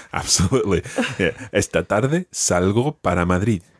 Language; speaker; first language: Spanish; non-native, fluent; English